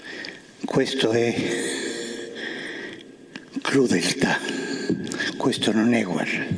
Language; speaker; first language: Italian; early bilingual, heritage; Spanish